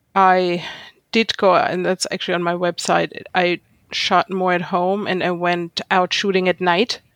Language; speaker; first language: English; non-native, fluent; German